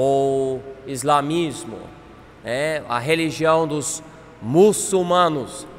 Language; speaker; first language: Portuguese; non-native, fluent; English